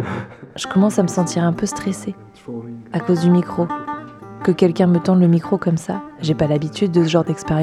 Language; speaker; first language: French; native; French